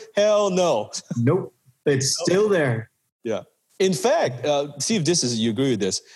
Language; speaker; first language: English; native; English